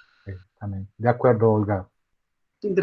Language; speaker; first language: Spanish; non-native, learner; Portuguese